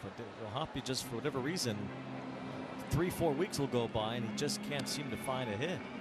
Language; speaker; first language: English; native; English